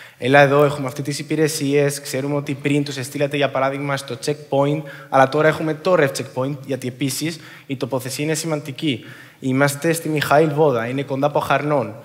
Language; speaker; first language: Greek; non-native, fluent; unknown